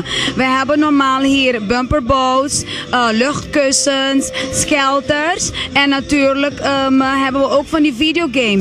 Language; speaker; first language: Dutch; non-native, local second language; Papiamento